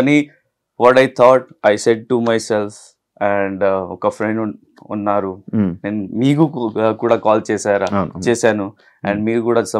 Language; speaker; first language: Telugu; non-native, local second language; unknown